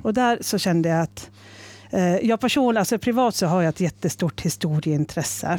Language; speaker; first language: Swedish; native; Swedish